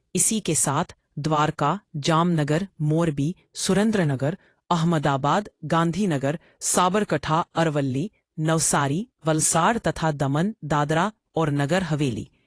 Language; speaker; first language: Hindi; non-native, local second language; Gujarati